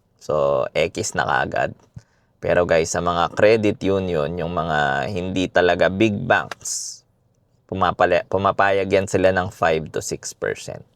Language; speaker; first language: Filipino; native; Filipino